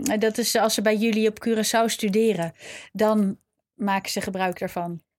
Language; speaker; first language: Dutch; native; Dutch